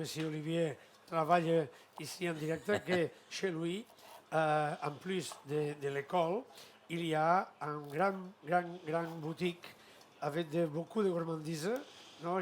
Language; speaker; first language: French; non-native, learner; Catalan